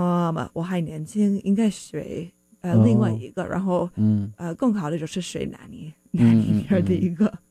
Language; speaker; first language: Chinese; non-native, fluent; English